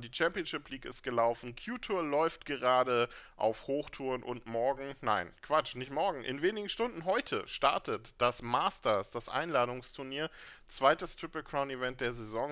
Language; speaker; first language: German; native; German